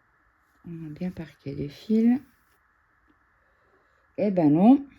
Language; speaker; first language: French; native; French